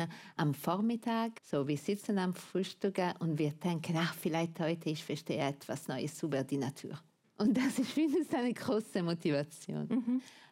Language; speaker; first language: German; non-native, fluent; Italian